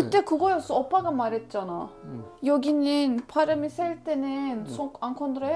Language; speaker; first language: Korean; non-native, learner; Turkish